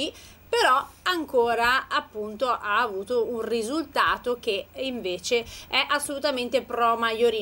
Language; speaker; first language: Italian; native; Italian